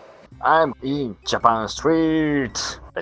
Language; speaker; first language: English; non-native, learner; Japanese